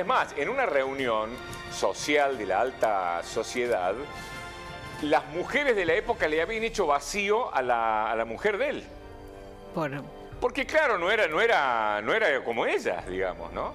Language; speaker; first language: Spanish; native; Spanish